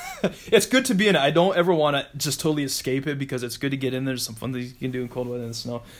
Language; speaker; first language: English; native; English